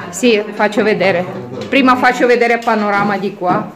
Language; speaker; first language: Italian; non-native, fluent; Russian